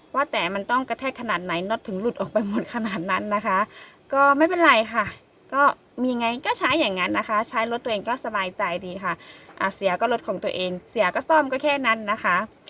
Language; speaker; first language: Thai; native; Thai